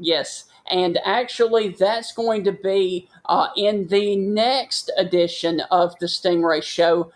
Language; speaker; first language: English; native; English